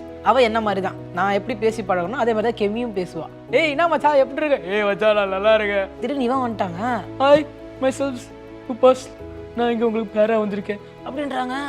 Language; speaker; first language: Tamil; native; Tamil